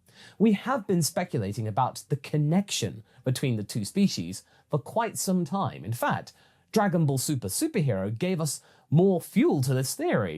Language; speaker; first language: English; native; English